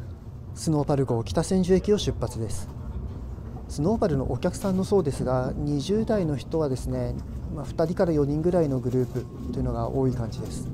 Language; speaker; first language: Japanese; native; Japanese